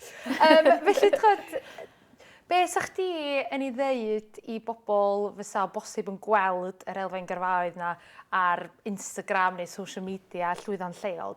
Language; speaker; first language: Welsh; native; Welsh